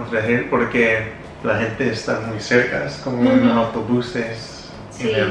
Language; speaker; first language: Spanish; non-native, learner; English